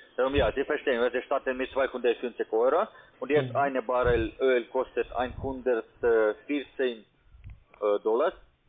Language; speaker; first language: German; non-native, learner; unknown